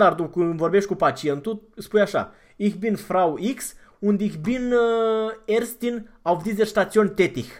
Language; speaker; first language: German; non-native, fluent; Romanian